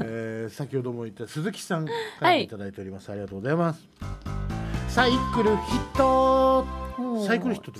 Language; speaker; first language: Japanese; native; Japanese